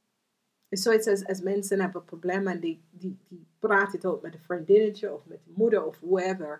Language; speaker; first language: Dutch; non-native, fluent; English